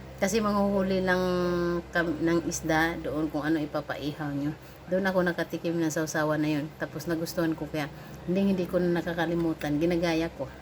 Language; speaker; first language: Filipino; non-native, local second language; Cebuano